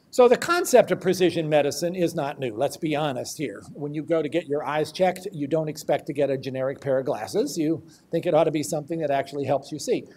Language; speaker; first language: English; native; English